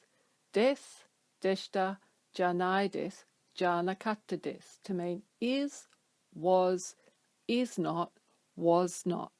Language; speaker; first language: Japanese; non-native, fluent; English